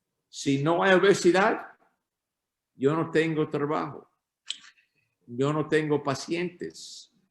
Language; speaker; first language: Spanish; non-native, learner; English